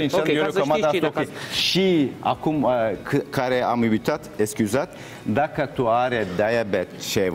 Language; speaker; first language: Romanian; non-native, learner; Turkish